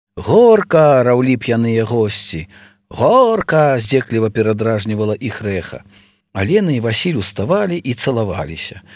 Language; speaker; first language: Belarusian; native; Belarusian